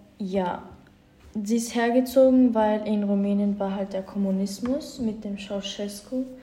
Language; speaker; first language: German; native; German